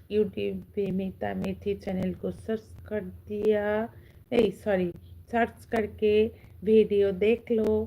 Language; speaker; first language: Hindi; non-native, local second language; Bangla